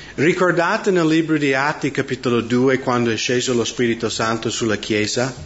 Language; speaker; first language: Italian; non-native, fluent; English